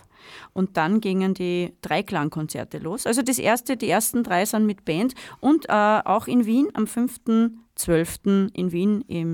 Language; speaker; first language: German; native; German